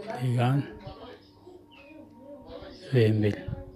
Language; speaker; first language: Portuguese; native; Portuguese